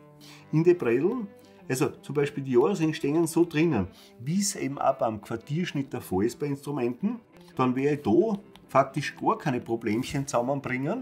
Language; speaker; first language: German; native; German